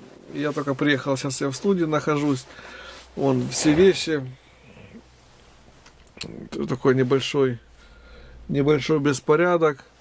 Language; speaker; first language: Russian; native; Russian